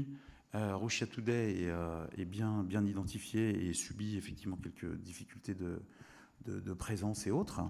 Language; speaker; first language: French; native; French